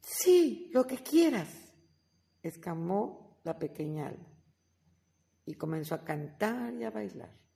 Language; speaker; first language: Spanish; native; Spanish